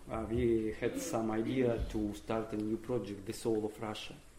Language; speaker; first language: English; non-native, fluent; Russian